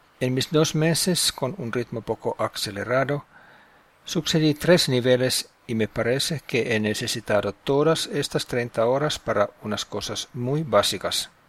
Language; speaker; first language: Spanish; non-native, fluent; Finnish